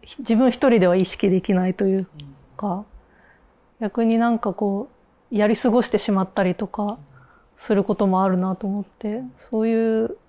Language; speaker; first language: Japanese; native; Japanese